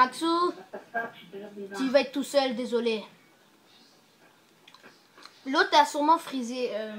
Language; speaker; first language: French; native; French